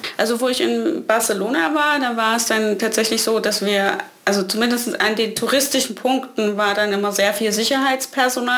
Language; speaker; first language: German; native; German